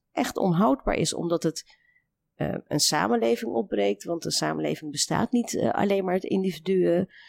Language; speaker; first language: Dutch; early bilingual, other home language; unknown